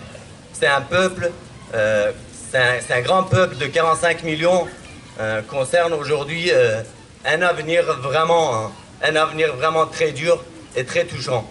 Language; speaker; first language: French; non-native, fluent; Kurdish